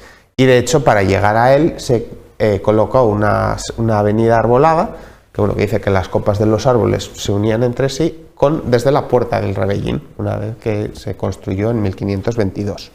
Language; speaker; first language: Spanish; native; Spanish